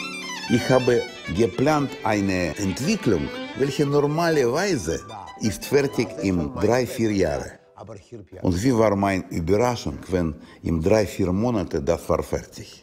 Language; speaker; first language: German; non-native, learner; Russian